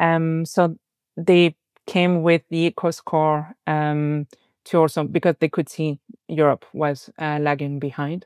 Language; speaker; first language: English; non-native, fluent; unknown